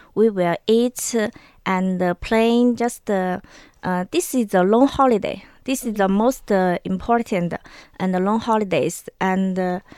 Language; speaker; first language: English; non-native, learner; Chinese